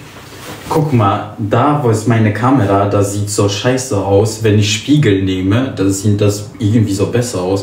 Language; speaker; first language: German; early bilingual, other home language; Polish